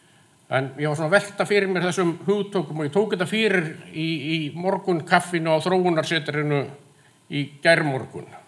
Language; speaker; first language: Icelandic; native; Icelandic